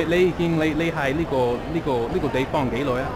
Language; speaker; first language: Cantonese; non-native, fluent; English